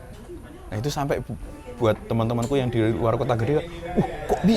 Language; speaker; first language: Indonesian; non-native, local second language; Javanese